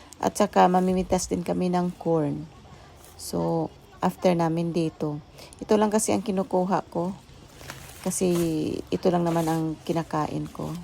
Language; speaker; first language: Filipino; non-native, local second language; Cebuano